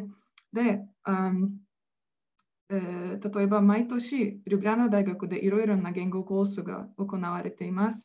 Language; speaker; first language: Japanese; non-native, fluent; Slovenian